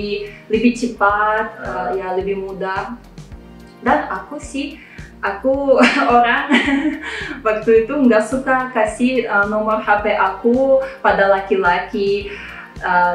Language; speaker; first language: Indonesian; non-native, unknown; Russian